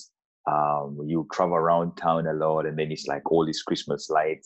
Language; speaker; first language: English; non-native, local second language; Ganda